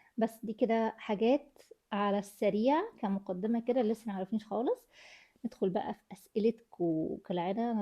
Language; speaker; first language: Egyptian Arabic; early bilingual, heritage; German